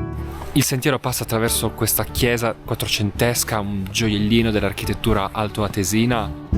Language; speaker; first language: Italian; native; Italian